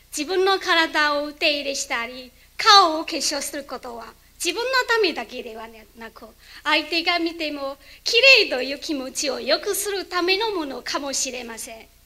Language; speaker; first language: Japanese; non-native, learner; Chinese